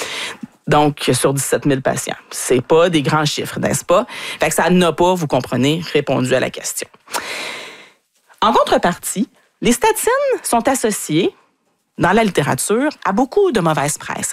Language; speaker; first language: French; native; French